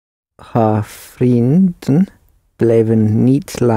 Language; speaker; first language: Dutch; non-native, learner; English